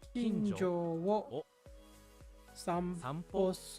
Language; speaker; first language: Japanese; non-native, learner; English